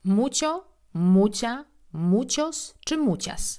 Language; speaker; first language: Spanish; non-native, fluent; Polish